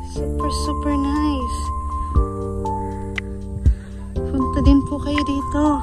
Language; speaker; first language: Filipino; non-native, local second language; Bikol